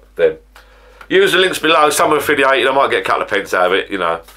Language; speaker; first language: English; native; English